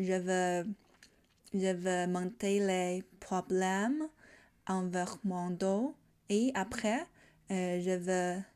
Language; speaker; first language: French; non-native, learner; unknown